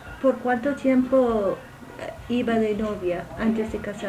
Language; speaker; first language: Spanish; non-native, fluent; English